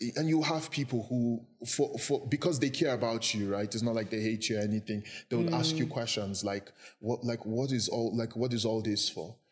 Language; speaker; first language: English; non-native, local second language; Igbo